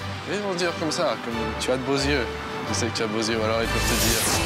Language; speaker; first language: French; native; French